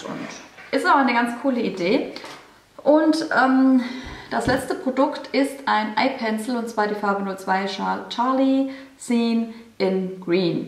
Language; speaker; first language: German; native; German